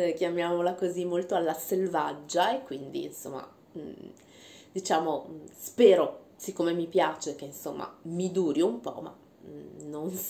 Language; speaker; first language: Italian; native; Italian